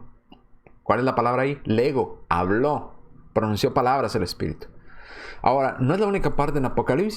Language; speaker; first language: Spanish; native; Spanish